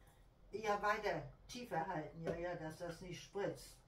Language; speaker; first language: German; native; German